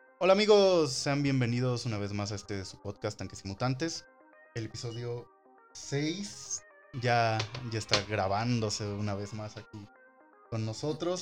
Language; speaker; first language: Spanish; native; Spanish